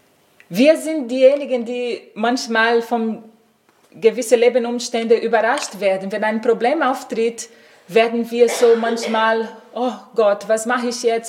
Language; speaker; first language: German; non-native, fluent; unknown